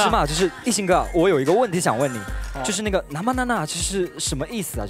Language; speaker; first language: Chinese; native; Chinese